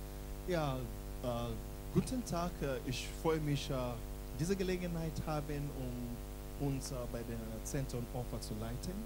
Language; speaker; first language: German; non-native, learner; English